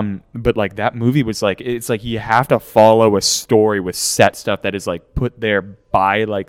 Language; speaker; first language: English; native; English